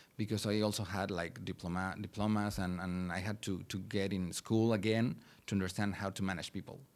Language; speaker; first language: English; non-native, fluent; Spanish